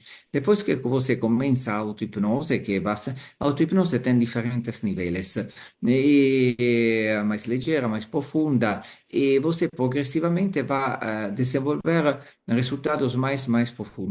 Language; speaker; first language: Portuguese; non-native, learner; Italian